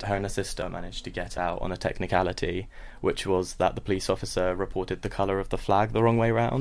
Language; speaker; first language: English; native; English